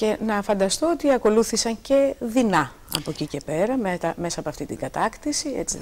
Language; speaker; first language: Greek; native; Greek